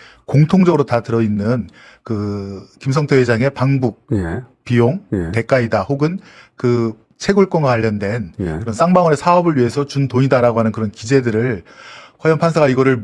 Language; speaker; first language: Korean; native; Korean